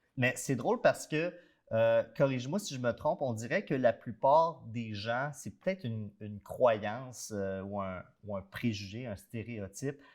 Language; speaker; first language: French; native; French